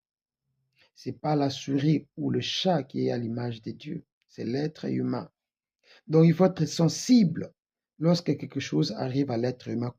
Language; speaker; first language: French; non-native, local second language; Lingala